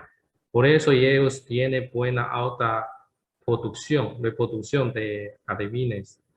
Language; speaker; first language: Spanish; non-native, learner; Chinese